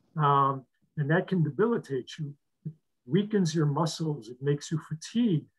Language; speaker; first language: English; native; English